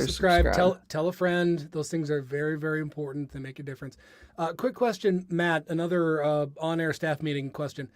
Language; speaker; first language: English; native; English